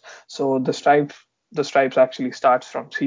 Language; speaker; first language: English; non-native, local second language; Marathi